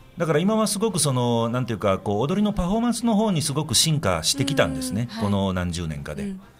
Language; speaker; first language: Japanese; native; Japanese